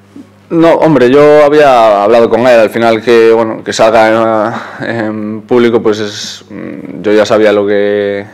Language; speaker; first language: Spanish; native; Spanish